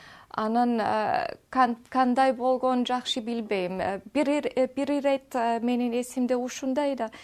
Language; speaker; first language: Kyrgyz; non-native, fluent; German